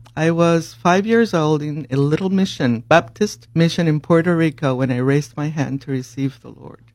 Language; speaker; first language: English; early bilingual, other home language; Spanish